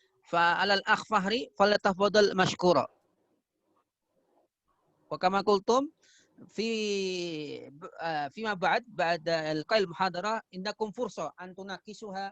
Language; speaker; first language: Arabic; non-native, fluent; Indonesian